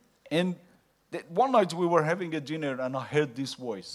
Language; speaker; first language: English; non-native, fluent; Persian